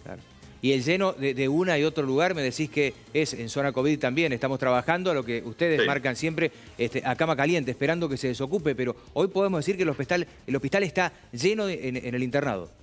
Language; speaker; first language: Spanish; native; Spanish